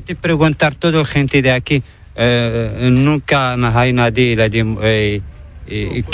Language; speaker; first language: Spanish; non-native, learner; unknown